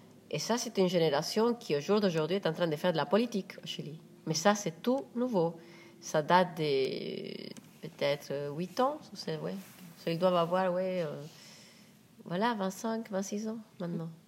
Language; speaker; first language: French; non-native, fluent; Spanish